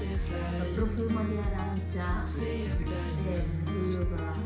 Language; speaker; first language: Italian; non-native, learner; Japanese